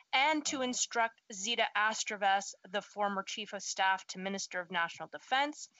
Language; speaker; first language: English; native; English